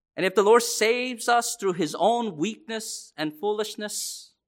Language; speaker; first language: English; native; English